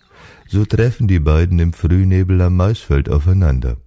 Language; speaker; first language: German; native; German